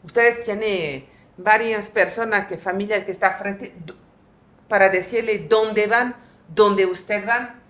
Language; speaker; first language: Spanish; non-native, fluent; French